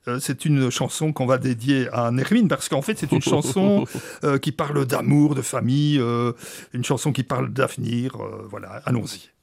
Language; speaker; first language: French; native; French